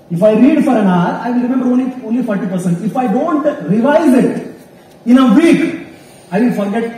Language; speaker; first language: English; non-native, local second language; Kannada